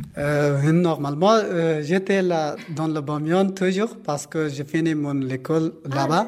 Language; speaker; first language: French; non-native, learner; Persian